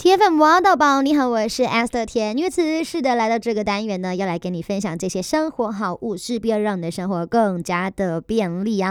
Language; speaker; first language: Chinese; native; Chinese